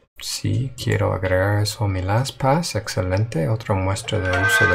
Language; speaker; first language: Spanish; non-native, fluent; English